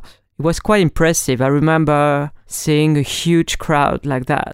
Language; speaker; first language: English; non-native, fluent; French